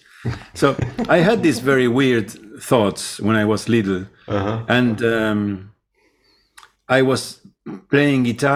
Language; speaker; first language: English; non-native, fluent; Spanish